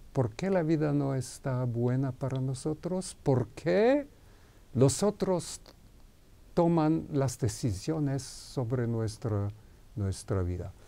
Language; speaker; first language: Spanish; non-native, fluent; Hebrew